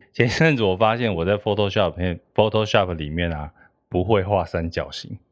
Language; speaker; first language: Chinese; native; Chinese